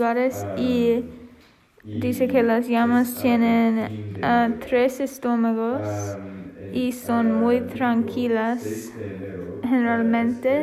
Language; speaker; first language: Spanish; non-native, learner; English